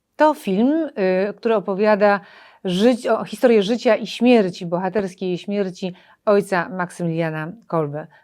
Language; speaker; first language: Polish; native; Polish